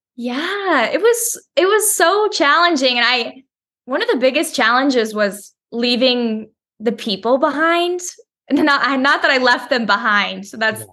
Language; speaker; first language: English; native; English